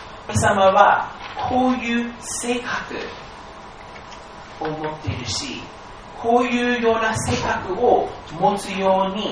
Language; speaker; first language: Japanese; non-native, fluent; English